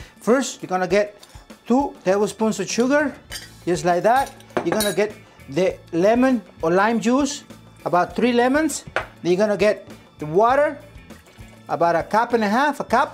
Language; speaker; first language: English; non-native, fluent; Spanish